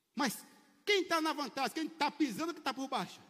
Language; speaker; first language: Portuguese; native; Portuguese